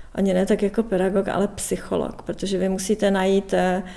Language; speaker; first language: Czech; native; Czech